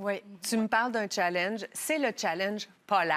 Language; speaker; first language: French; native; French